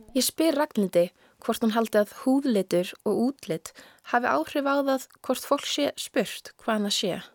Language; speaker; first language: Icelandic; early bilingual, other home language; English